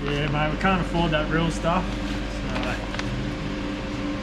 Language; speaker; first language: English; native; English